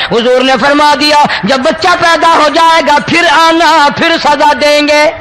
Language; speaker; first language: Urdu; non-native, local second language; Saraiki